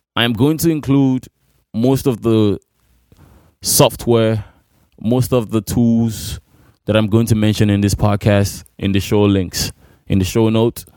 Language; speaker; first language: English; non-native, local second language; Igbo